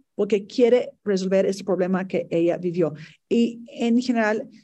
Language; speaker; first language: Spanish; non-native, fluent; English